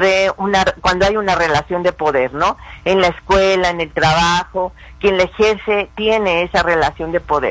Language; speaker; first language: Spanish; native; Spanish